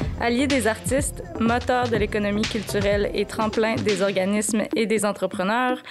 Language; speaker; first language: French; native; French